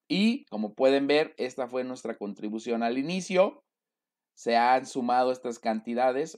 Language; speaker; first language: Spanish; native; Spanish